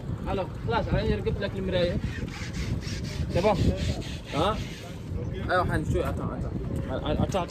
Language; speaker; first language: French; non-native, local second language; Arabic